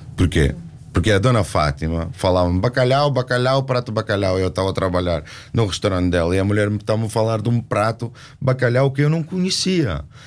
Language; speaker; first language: Portuguese; non-native, fluent; Georgian